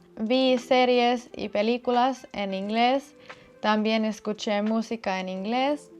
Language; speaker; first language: Spanish; non-native, fluent; Finnish